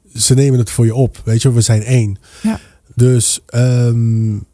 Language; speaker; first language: Dutch; early bilingual, other home language; Papiamento